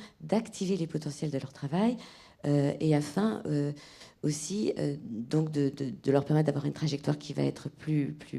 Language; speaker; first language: French; native; French